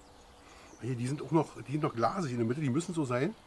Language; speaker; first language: German; native; German